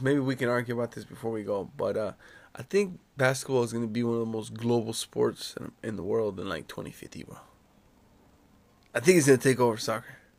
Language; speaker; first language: English; early bilingual, other home language; Spanish